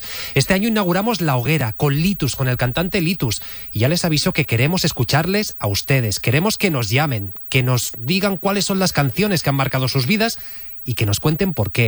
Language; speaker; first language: Spanish; native; Spanish